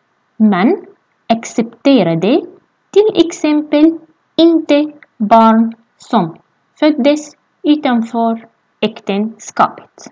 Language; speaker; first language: Swedish; non-native, fluent; Arabic